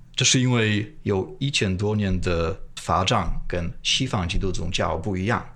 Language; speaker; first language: Chinese; non-native, fluent; Polish